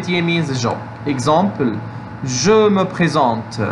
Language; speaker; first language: French; non-native, fluent; Arabic